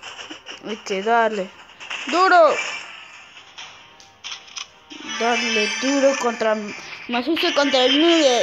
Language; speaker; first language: Spanish; native; Spanish